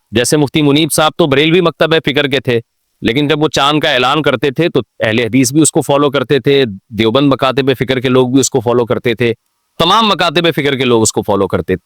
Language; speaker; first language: Urdu; native; Urdu